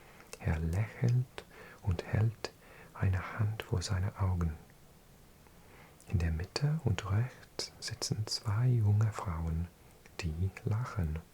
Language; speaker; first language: German; non-native, learner; English